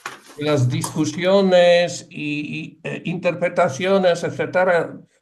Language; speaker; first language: Spanish; non-native, fluent; Polish